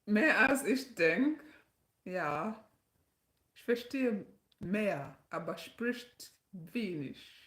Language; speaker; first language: German; non-native, learner; English